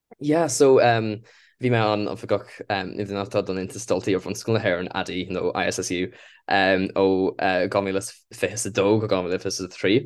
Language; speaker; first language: Irish; non-native, local second language; English